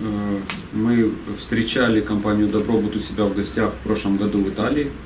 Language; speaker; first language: Russian; non-native, fluent; Italian